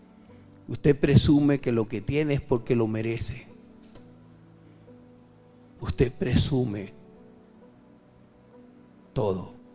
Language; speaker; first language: Spanish; native; Spanish